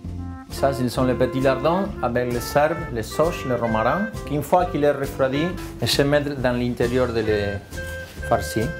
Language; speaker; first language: French; non-native, fluent; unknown